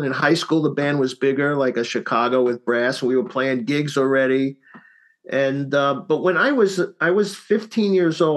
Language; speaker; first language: English; native; English